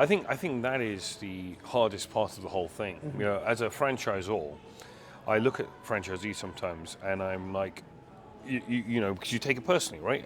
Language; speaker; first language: English; native; English